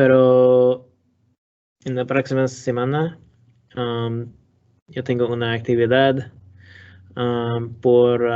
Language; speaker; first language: Spanish; non-native, learner; English